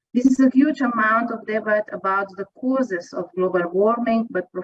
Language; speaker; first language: English; non-native, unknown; Slovenian